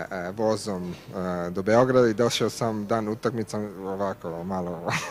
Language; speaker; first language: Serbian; non-native, learner; Italian